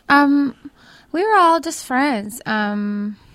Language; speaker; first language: English; native; English